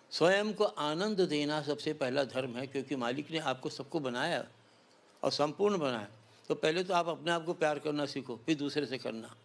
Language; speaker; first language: Hindi; native; Hindi